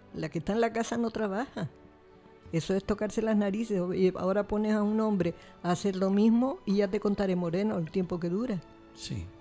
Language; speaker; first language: Spanish; native; Spanish